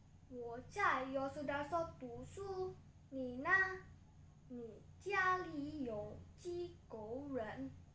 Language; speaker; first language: Chinese; non-native, learner; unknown